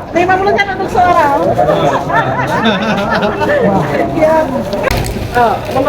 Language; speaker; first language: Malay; non-native, local second language; Javanese